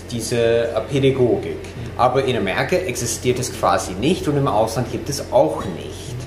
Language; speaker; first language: German; non-native, fluent; English